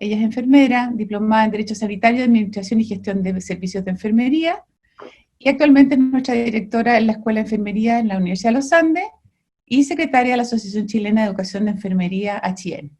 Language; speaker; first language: Spanish; native; Spanish